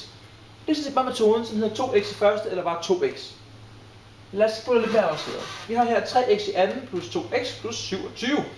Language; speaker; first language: Danish; native; Danish